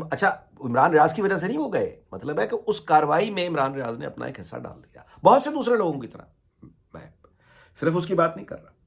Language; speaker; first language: Urdu; native; Urdu